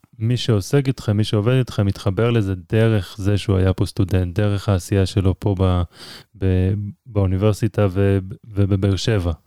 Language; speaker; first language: Hebrew; native; Hebrew